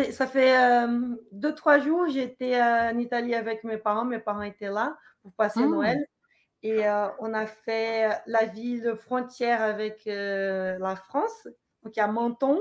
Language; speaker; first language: French; non-native, fluent; Portuguese